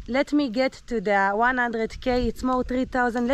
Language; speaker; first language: English; non-native, learner; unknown